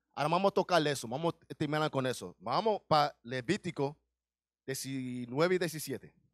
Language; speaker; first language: Spanish; early bilingual, heritage; Spanish